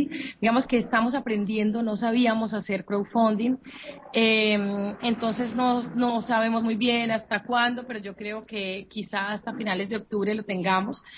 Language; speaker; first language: Spanish; native; Spanish